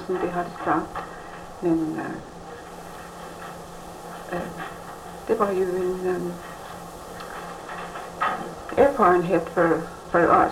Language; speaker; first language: Swedish; early bilingual, heritage; Swedish